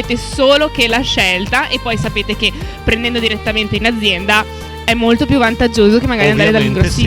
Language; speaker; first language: Italian; native; Italian